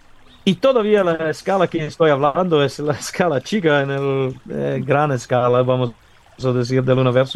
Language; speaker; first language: Spanish; non-native, fluent; English